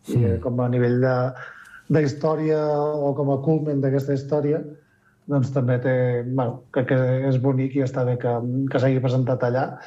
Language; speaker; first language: Catalan; native; Catalan